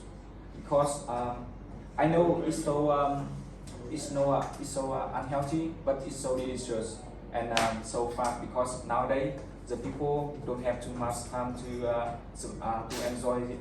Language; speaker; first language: English; non-native, learner; Vietnamese